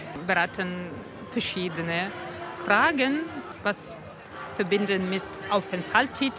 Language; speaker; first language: German; non-native, learner; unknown